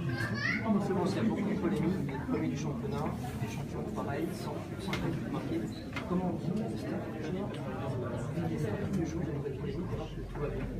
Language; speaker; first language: French; native; French